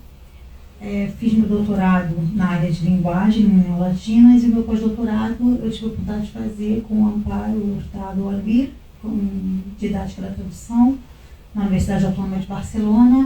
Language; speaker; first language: Portuguese; native; Portuguese